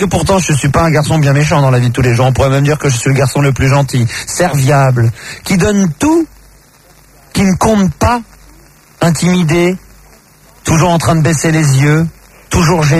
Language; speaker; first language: French; native; French